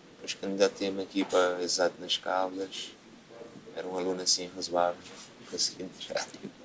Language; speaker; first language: Portuguese; non-native, local second language; Kabuverdianu